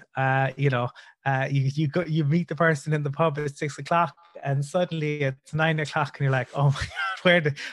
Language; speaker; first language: English; native; English